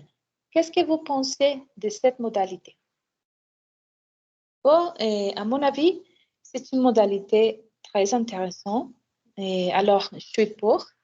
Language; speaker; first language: French; non-native, learner; Spanish